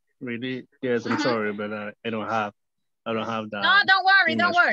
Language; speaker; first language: English; non-native, learner; Spanish